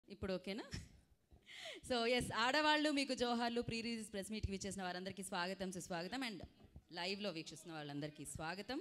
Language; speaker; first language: Telugu; native; Telugu